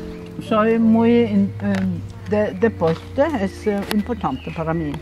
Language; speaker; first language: Spanish; non-native, learner; Norwegian